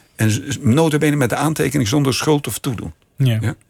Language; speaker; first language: Dutch; native; Dutch